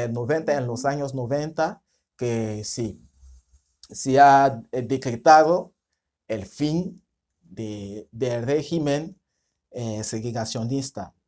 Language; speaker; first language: Spanish; non-native, fluent; French